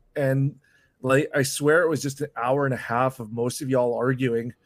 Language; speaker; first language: English; native; English